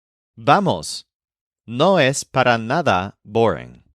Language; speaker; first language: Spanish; non-native, fluent; English